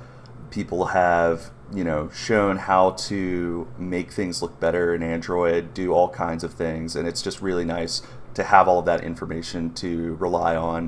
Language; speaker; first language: English; native; English